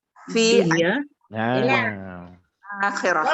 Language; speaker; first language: Arabic; non-native, learner; Malay